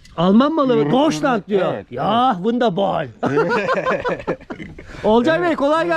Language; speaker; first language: Turkish; native; Turkish